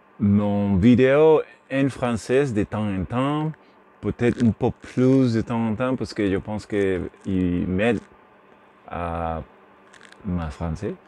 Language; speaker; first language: French; non-native, learner; Spanish